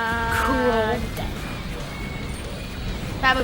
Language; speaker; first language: Welsh; non-native, local second language; English